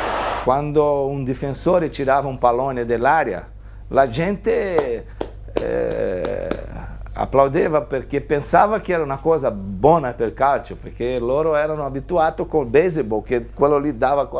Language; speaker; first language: Italian; non-native, fluent; Portuguese